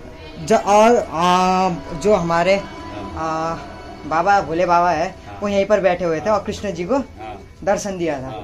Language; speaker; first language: Hindi; non-native, local second language; Nepali